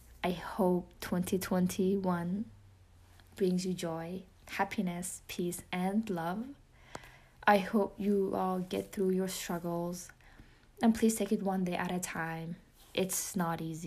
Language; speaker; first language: English; non-native, fluent; Persian